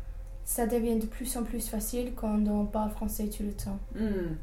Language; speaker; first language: French; non-native, fluent; English